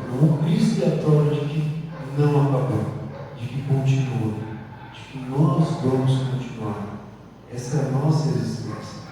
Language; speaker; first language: Portuguese; native; Portuguese